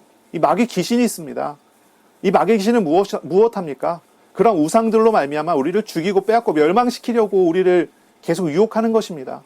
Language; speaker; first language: Korean; native; Korean